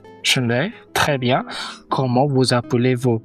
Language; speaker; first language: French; non-native, fluent; Uzbek